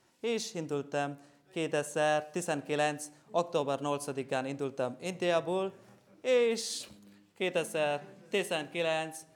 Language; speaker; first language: Hungarian; non-native, learner; Malayalam